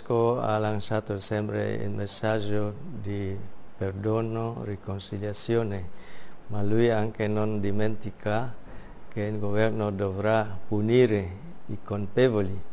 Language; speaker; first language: Italian; non-native, fluent; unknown